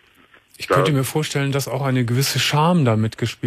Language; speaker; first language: German; native; German